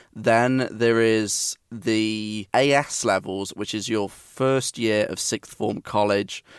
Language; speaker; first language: English; native; English